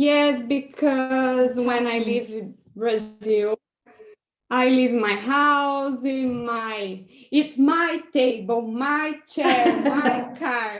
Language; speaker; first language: English; non-native, learner; Portuguese